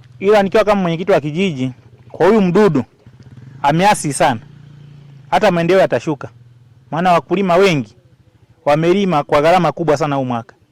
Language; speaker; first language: Swahili; native; Swahili